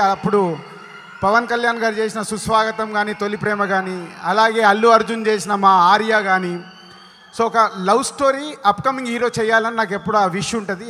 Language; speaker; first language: Telugu; native; Telugu